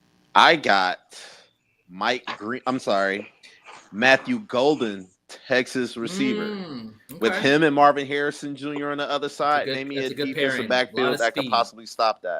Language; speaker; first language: English; native; English